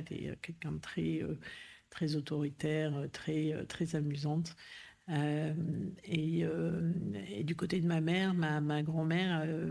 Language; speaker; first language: French; native; French